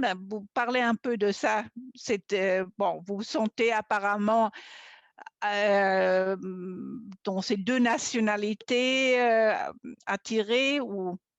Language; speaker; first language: French; non-native, fluent; German